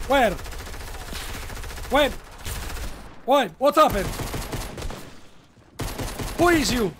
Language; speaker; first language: English; non-native, learner; Italian